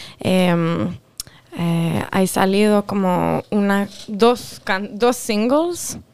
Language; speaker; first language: Spanish; non-native, local second language; French